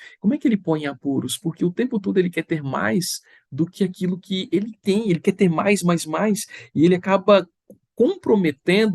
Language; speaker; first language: Portuguese; native; Portuguese